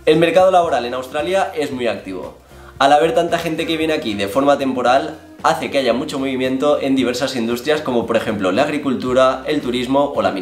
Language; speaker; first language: Spanish; native; Spanish